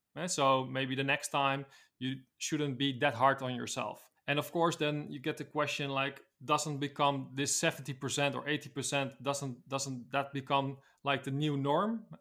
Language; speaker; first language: English; non-native, fluent; Dutch